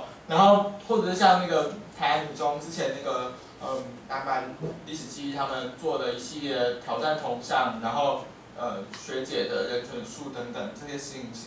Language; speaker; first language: Chinese; native; Chinese